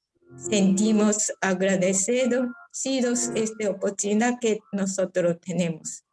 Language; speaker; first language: Spanish; non-native, fluent; Japanese